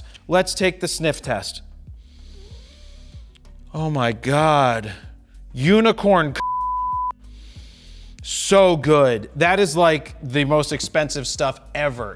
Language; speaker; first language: English; native; English